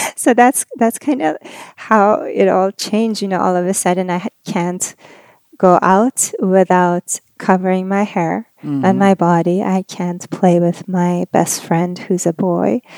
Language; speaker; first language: English; non-native, fluent; Persian